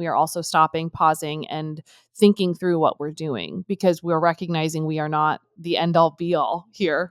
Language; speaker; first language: English; native; English